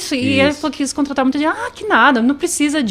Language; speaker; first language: Portuguese; native; Portuguese